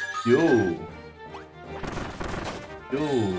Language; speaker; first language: Chinese; native; Chinese